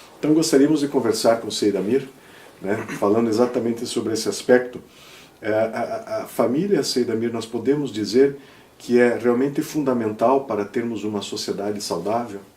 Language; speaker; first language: Portuguese; native; Portuguese